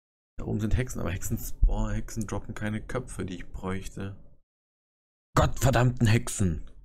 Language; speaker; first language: German; native; German